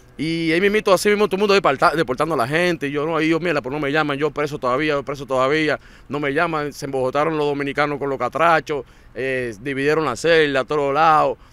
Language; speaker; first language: Spanish; native; Spanish